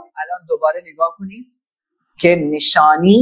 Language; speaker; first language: Persian; non-native, fluent; Urdu